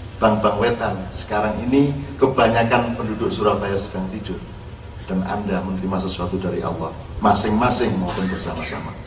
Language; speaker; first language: Indonesian; non-native, local second language; Javanese